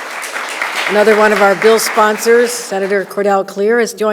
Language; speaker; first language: English; native; English